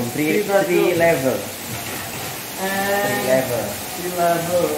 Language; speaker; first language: English; non-native, learner; Indonesian